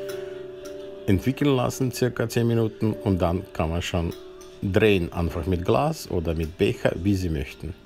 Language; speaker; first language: German; non-native, fluent; Russian